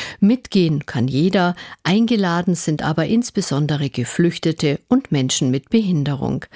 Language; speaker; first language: German; native; German